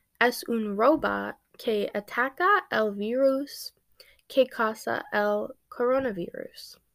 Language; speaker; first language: Spanish; non-native, learner; English